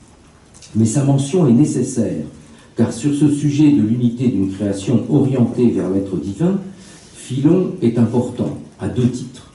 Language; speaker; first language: French; native; French